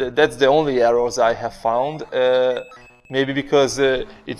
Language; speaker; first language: English; non-native, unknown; Hungarian